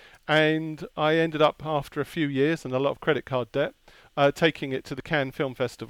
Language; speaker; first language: English; native; English